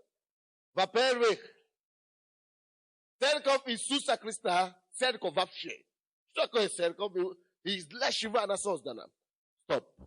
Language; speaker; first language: Russian; non-native, fluent; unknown